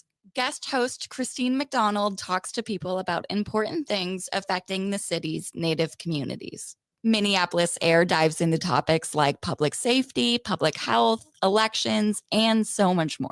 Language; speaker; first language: English; native; English